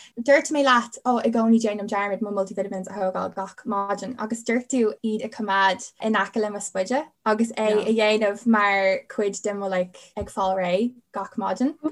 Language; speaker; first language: Irish; non-native, local second language; English